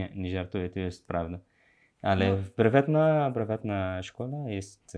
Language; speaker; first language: Polish; non-native, learner; Arabic